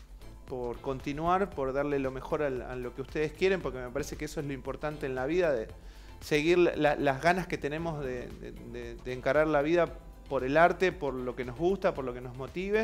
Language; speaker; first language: Spanish; native; Spanish